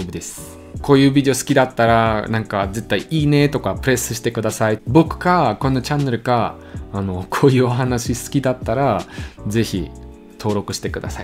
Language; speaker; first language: Japanese; non-native, learner; German